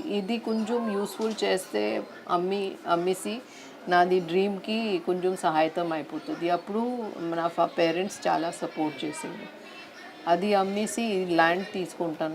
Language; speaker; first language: Telugu; non-native, fluent; Hindi